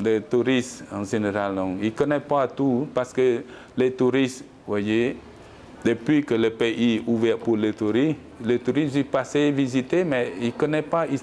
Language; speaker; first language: French; non-native, learner; Khmer